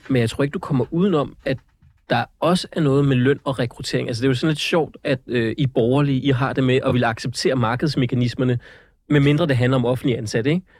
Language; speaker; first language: Danish; early bilingual, other home language; Central Kurdish